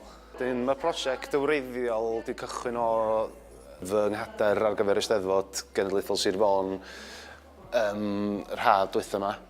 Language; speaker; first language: Welsh; native; Welsh